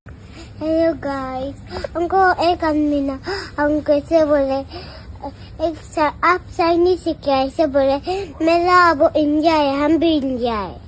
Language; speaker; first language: Hindi; non-native, local second language; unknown